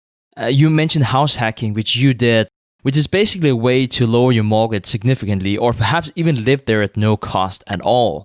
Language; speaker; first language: English; non-native, fluent; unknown